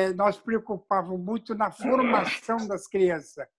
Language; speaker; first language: Portuguese; native; Portuguese